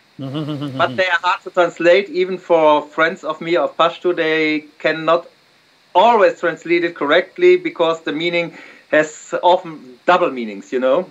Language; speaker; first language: English; non-native, fluent; German